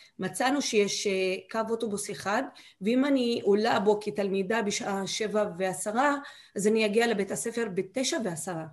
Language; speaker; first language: Hebrew; non-native, local second language; Arabic